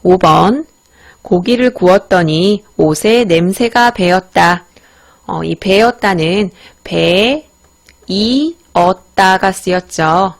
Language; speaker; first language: Korean; native; Korean